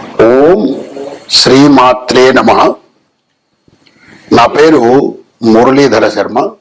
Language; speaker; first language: Telugu; native; Telugu